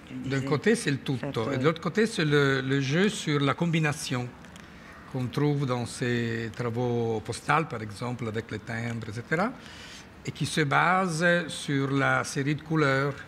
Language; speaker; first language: French; non-native, fluent; Italian